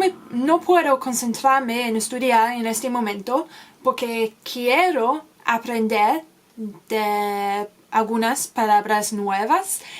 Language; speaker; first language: Spanish; non-native, learner; English